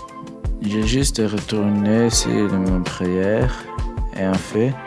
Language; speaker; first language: French; non-native, learner; English